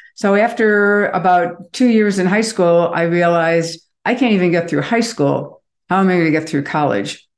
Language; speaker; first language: English; native; English